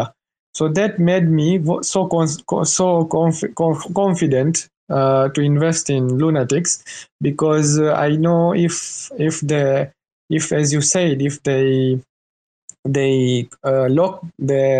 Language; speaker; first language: English; non-native, local second language; Swahili